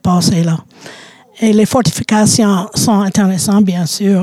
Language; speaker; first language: French; native; French